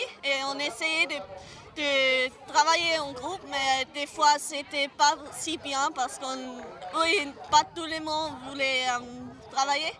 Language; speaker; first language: French; non-native, fluent; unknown